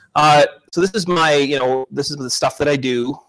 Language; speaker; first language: English; native; English